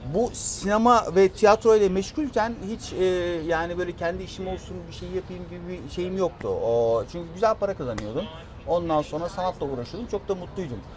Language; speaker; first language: Turkish; native; Turkish